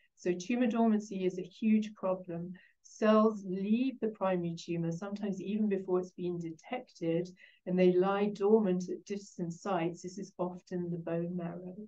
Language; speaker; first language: English; native; English